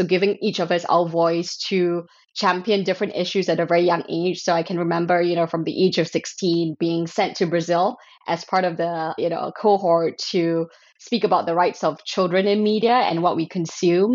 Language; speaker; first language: English; non-native, local second language; Chinese